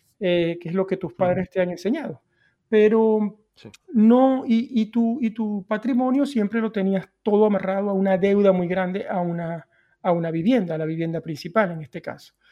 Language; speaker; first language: Spanish; native; Spanish